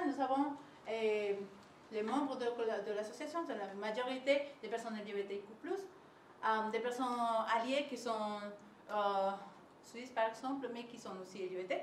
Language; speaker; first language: French; non-native, learner; Spanish